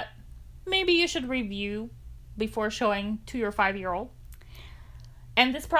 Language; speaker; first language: English; non-native, fluent; French